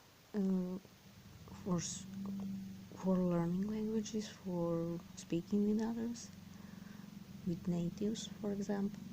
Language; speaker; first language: English; non-native, fluent; Serbian